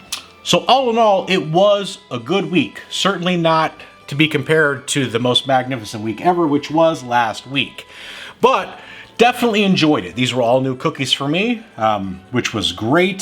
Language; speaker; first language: English; native; English